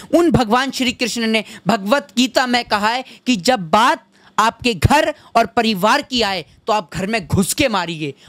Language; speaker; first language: Hindi; native; Hindi